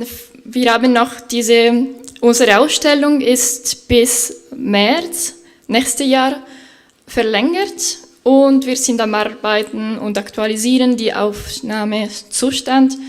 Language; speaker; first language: German; non-native, fluent; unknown